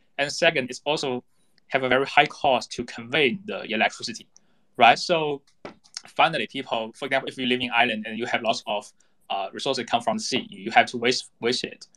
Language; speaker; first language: English; non-native, fluent; Chinese